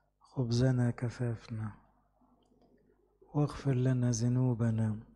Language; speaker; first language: Arabic; native; Arabic